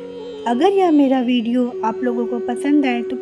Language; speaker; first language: Hindi; native; Hindi